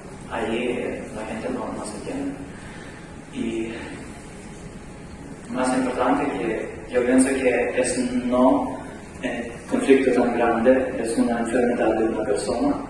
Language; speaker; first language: Spanish; non-native, learner; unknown